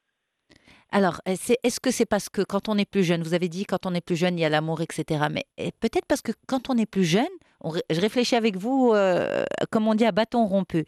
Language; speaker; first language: French; non-native, local second language; Arabic